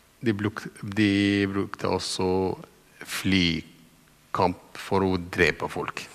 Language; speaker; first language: Norwegian; non-native, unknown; Arabic